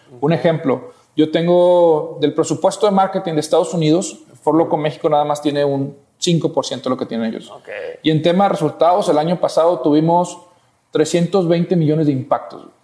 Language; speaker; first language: Spanish; native; Spanish